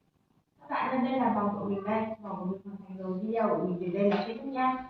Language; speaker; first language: Vietnamese; native; Vietnamese